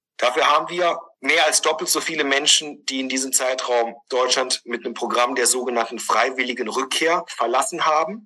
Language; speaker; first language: German; early bilingual, other home language; Greek